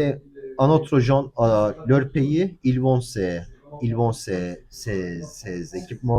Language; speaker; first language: French; non-native, learner; Turkish